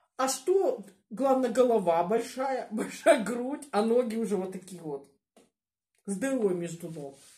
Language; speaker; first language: Russian; native; Russian